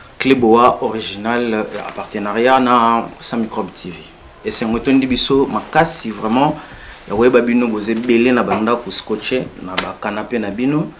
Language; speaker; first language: Lingala; native; Lingala